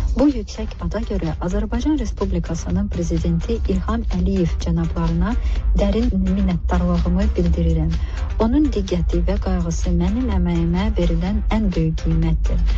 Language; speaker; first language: Azerbaijani; early bilingual, heritage; Azerbaijani